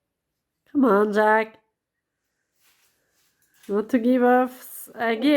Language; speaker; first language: English; non-native, learner; French